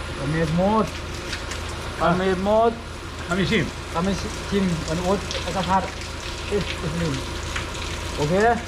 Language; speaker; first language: Hebrew; non-native, learner; Thai